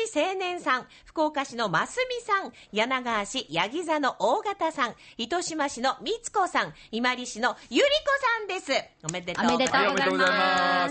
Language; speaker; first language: Japanese; native; Japanese